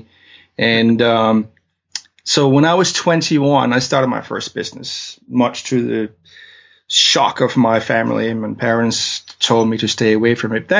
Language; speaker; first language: English; non-native, fluent; Danish